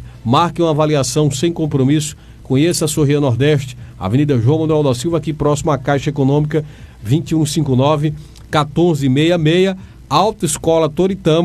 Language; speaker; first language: Portuguese; native; Portuguese